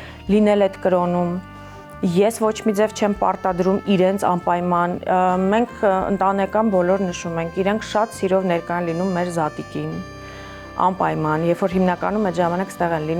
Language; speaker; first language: Armenian; native; Armenian